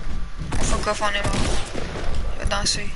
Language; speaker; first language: French; native; French